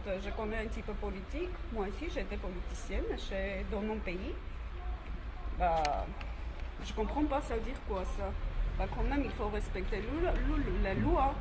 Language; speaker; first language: French; non-native, learner; Armenian